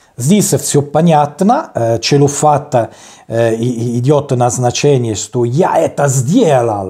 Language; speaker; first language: Russian; non-native, learner; Italian